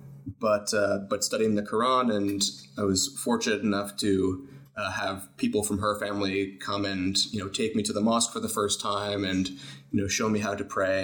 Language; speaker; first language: English; native; English